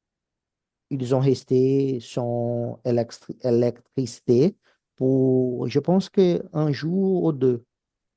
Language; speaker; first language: French; non-native, fluent; Portuguese